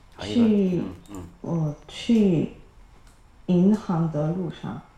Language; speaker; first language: Chinese; non-native, learner; Korean